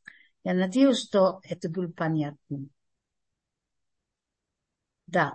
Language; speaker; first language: Russian; early bilingual, heritage; Russian